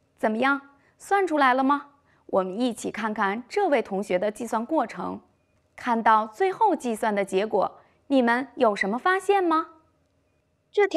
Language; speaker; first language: Chinese; native; Chinese